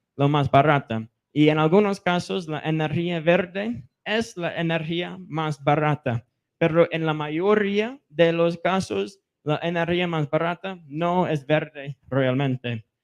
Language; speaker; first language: Spanish; non-native, fluent; English